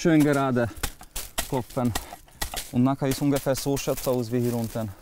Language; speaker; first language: German; non-native, learner; Hungarian